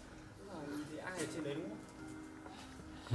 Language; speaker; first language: Vietnamese; native; Vietnamese